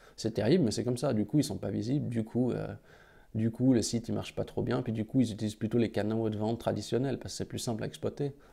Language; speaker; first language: French; native; French